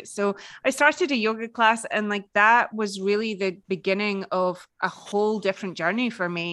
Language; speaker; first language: English; native; English